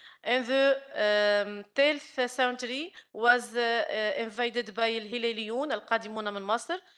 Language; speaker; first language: English; non-native, learner; Arabic